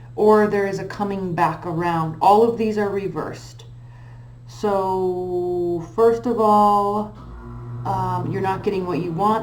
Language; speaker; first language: English; native; English